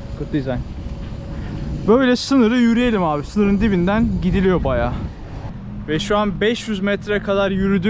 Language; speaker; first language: Turkish; native; Turkish